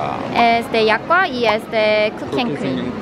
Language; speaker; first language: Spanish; non-native, learner; Korean